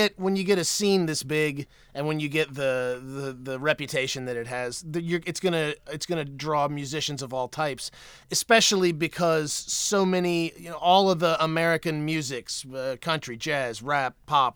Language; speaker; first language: English; native; English